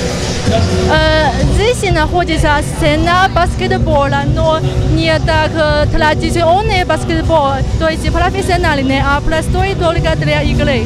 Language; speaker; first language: Russian; non-native, fluent; Chinese